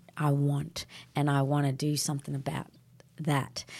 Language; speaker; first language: English; native; English